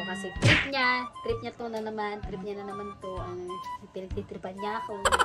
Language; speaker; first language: Filipino; native; Filipino